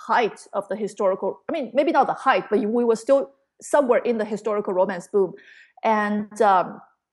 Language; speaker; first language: English; non-native, fluent; Chinese